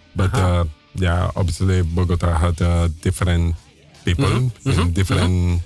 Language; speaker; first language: English; non-native, learner; Spanish